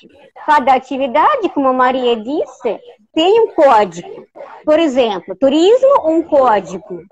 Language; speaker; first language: Portuguese; non-native, fluent; Russian